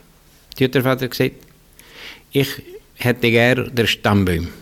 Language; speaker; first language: German; early bilingual, heritage; German